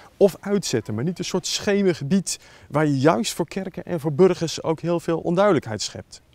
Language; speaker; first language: Dutch; native; Dutch